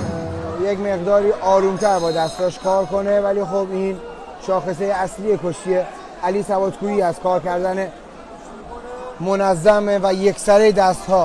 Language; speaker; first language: Persian; native; Persian